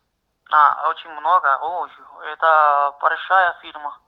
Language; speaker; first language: Russian; non-native, learner; Chinese